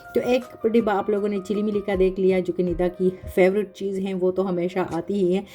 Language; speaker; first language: Urdu; non-native, local second language; Pashto